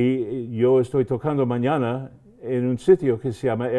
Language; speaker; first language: Spanish; non-native, fluent; English